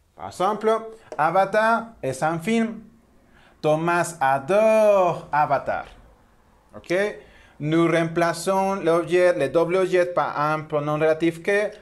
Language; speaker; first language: French; non-native, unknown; Spanish